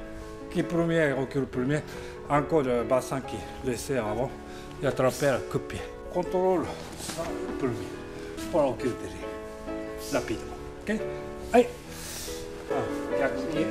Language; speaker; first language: French; non-native, learner; Japanese